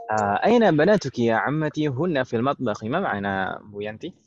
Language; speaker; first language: Arabic; non-native, fluent; Indonesian